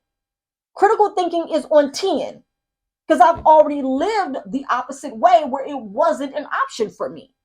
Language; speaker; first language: English; native; English